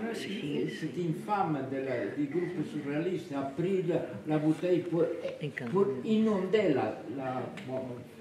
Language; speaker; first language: French; non-native, fluent; Spanish